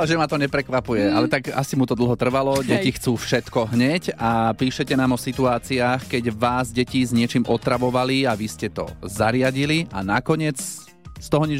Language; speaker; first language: Slovak; native; Slovak